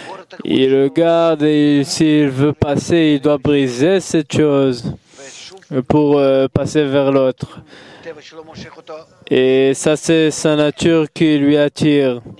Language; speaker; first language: French; non-native, fluent; Hebrew